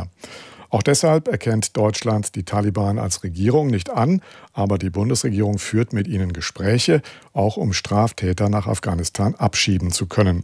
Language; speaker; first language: German; native; German